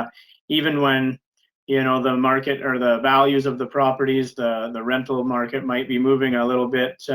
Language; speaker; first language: English; native; English